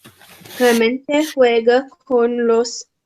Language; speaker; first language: Spanish; non-native, learner; English